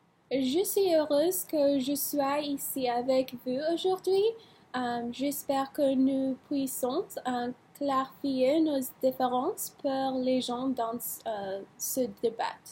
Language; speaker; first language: French; non-native, learner; English